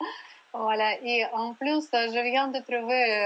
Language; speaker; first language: French; non-native, learner; Russian